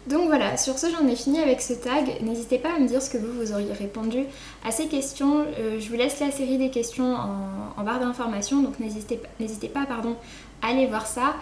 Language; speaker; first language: French; native; French